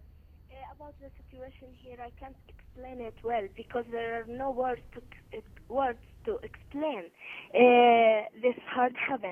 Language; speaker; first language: English; non-native, learner; Arabic